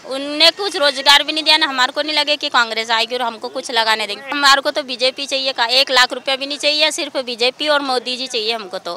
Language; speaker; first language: Hindi; native; Hindi